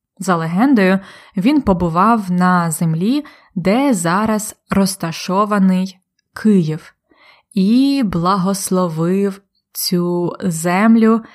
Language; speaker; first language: Ukrainian; native; Ukrainian